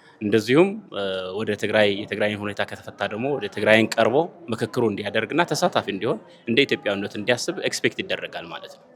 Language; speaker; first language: Amharic; non-native, local second language; Tigrinya